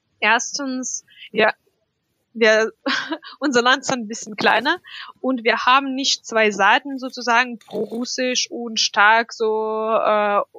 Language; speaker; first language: German; non-native, fluent; Russian